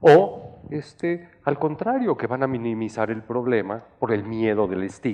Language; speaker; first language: Spanish; native; Spanish